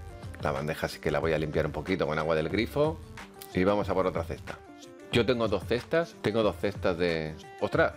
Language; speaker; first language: Spanish; native; Spanish